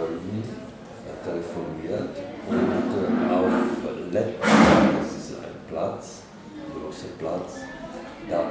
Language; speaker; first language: German; non-native, learner; Czech